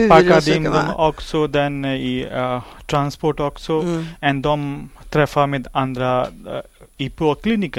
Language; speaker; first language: Swedish; non-native, learner; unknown